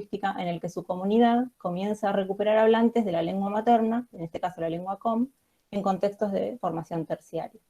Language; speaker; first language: Spanish; native; Spanish